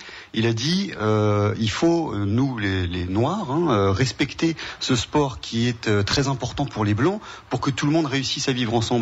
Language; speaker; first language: French; native; French